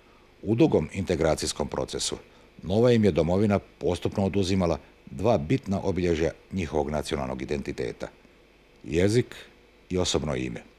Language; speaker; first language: Bosnian; native; Bosnian